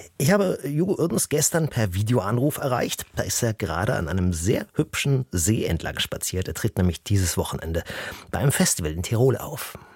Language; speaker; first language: German; native; German